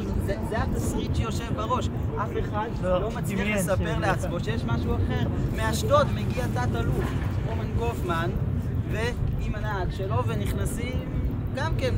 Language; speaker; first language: Hebrew; native; Hebrew